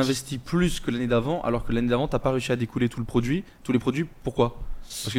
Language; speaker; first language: French; native; French